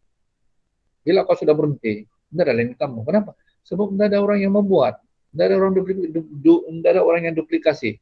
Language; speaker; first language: Indonesian; non-native, local second language; Malay